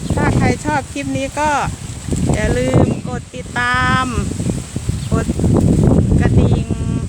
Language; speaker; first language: Thai; non-native, local second language; Northeastern Thai